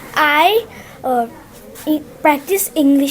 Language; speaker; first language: English; non-native, learner; Bangla